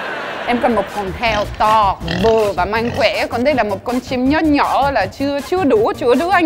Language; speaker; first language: Vietnamese; non-native, fluent; French